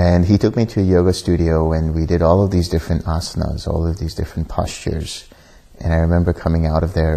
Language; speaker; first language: English; native; English